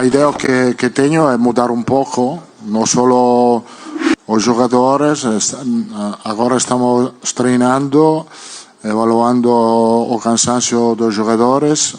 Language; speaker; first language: Portuguese; non-native, fluent; Italian